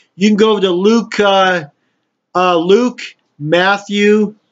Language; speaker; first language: English; native; English